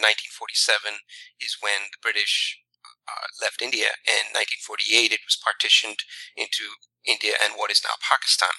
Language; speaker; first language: English; non-native, local second language; Punjabi